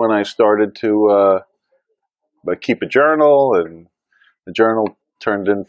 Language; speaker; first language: English; native; English